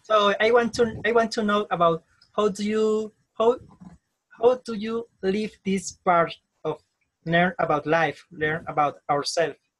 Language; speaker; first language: English; non-native, learner; Spanish